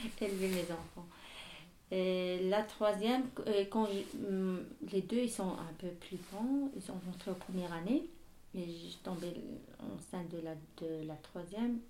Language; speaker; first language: French; non-native, learner; Arabic